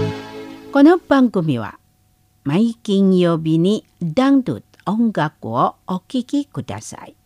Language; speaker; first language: Japanese; non-native, fluent; Indonesian